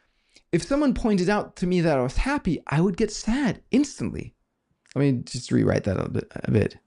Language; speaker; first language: English; non-native, fluent; Danish